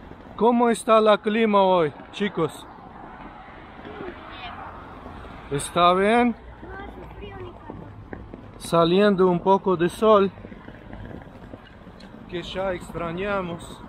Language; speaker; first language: Spanish; non-native, fluent; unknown